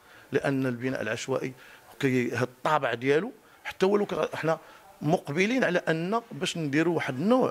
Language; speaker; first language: Arabic; native; Arabic